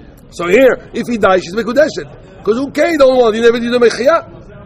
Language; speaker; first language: English; non-native, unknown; Hebrew